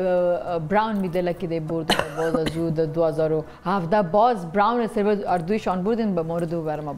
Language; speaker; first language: Persian; non-native, fluent; Pashto